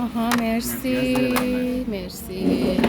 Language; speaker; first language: Persian; native; Persian